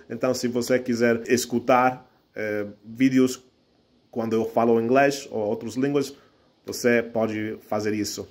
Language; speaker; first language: Portuguese; non-native, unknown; English